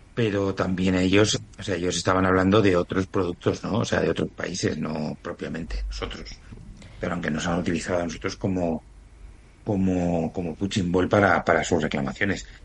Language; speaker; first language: Spanish; native; Spanish